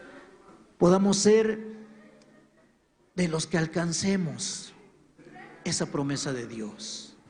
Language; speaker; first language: Spanish; native; Spanish